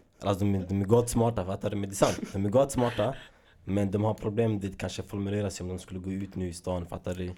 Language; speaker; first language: Swedish; early bilingual, other home language; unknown